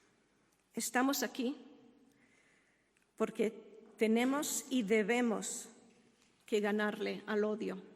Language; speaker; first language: Spanish; non-native, fluent; Hebrew